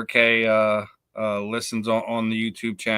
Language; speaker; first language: English; native; English